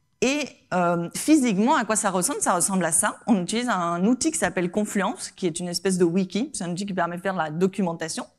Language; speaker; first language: French; non-native, fluent; Spanish